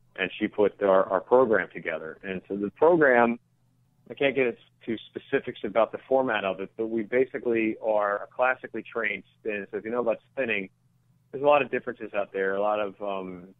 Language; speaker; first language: English; native; English